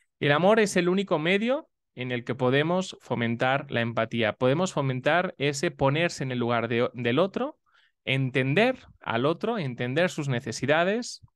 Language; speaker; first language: Spanish; native; Spanish